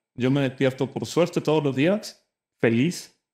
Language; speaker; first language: Spanish; native; Spanish